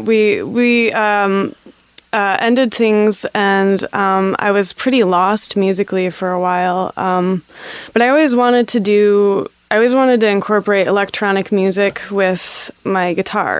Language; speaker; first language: English; native; English